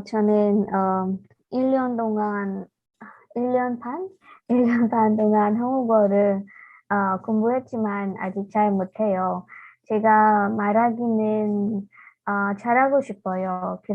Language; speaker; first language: Korean; non-native, learner; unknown